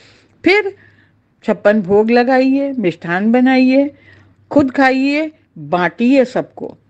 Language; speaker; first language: Hindi; native; Hindi